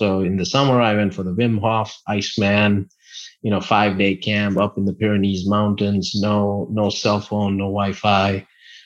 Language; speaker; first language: English; non-native, local second language; Gujarati